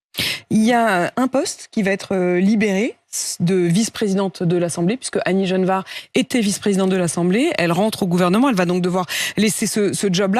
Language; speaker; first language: French; native; French